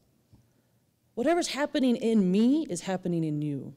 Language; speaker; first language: English; native; English